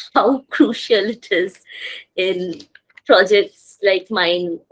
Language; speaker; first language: English; non-native, local second language; Bangla